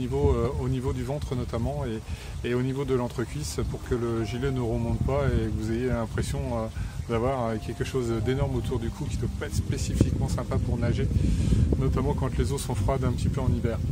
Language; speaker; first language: French; native; French